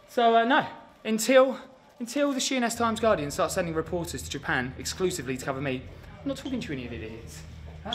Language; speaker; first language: English; native; English